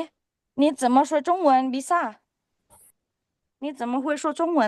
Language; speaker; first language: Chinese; non-native, fluent; Indonesian